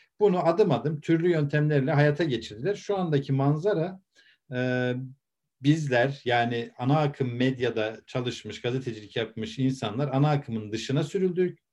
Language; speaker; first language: Turkish; native; Turkish